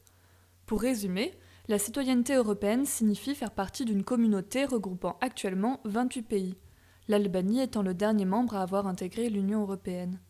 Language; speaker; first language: French; native; French